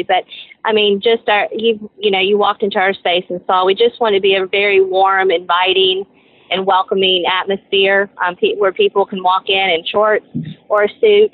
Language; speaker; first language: English; native; English